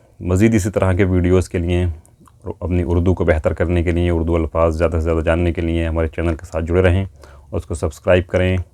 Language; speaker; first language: Urdu; native; Urdu